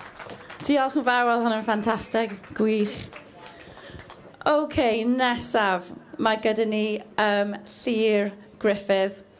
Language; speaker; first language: Welsh; non-native, learner; English